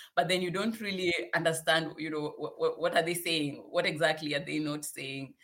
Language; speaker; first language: English; non-native, local second language; Swahili